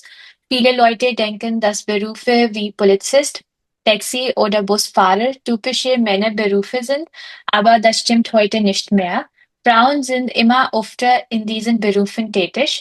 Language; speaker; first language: German; non-native, learner; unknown